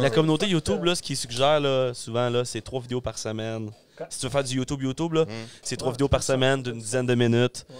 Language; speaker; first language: French; native; French